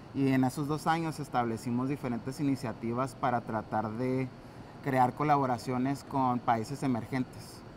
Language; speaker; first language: Spanish; native; Spanish